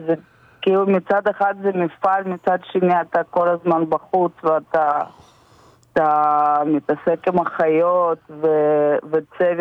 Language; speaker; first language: Hebrew; non-native, fluent; Russian